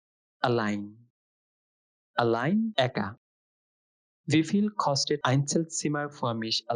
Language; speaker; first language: German; non-native, fluent; Bangla